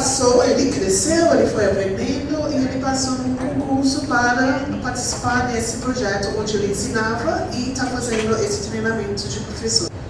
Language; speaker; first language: Portuguese; non-native, fluent; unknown